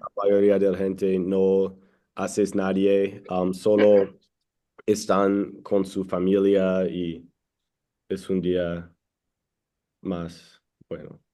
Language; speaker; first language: Spanish; non-native, learner; English